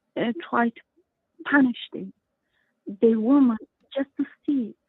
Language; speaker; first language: English; non-native, learner; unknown